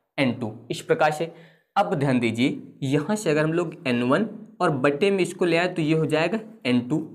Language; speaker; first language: Hindi; native; Hindi